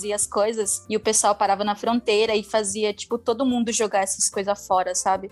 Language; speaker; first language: Portuguese; non-native, local second language; Spanish